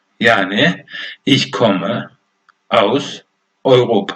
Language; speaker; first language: German; non-native, fluent; Turkish